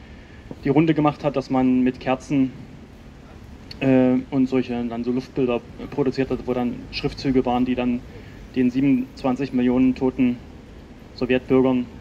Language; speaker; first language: German; native; German